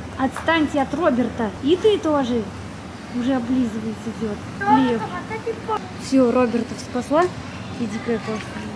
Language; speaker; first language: Russian; native; Russian